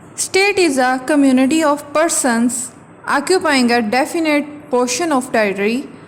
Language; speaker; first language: English; non-native, local second language; Urdu